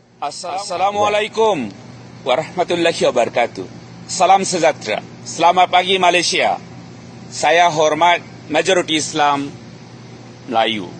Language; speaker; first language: Malay; non-native, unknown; Bangla